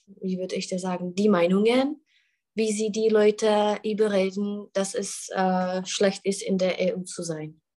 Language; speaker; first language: German; non-native, fluent; Czech